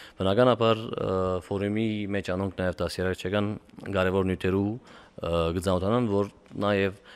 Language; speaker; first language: Armenian; early bilingual, heritage; Armenian